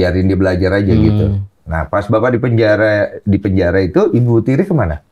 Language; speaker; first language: Indonesian; native; Indonesian